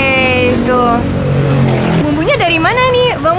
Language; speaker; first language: Indonesian; native; Indonesian